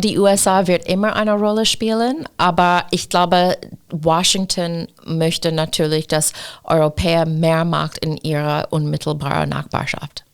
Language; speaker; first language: German; non-native, fluent; English